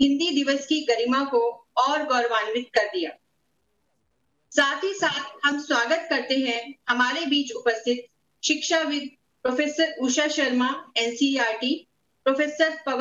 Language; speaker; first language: Hindi; native; Hindi